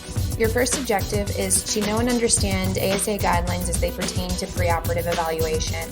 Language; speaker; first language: English; native; English